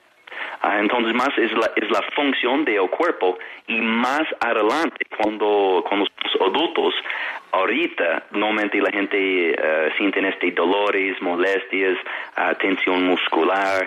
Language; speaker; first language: Spanish; non-native, fluent; English